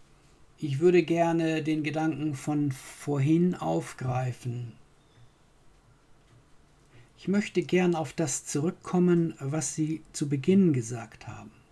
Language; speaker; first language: German; non-native, fluent; English